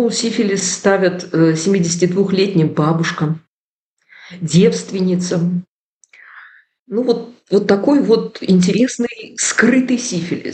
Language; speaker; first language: Russian; native; Russian